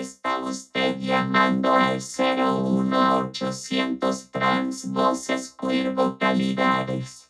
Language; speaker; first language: Spanish; native; Spanish